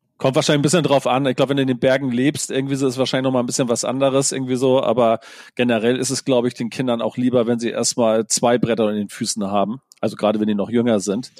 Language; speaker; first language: German; native; German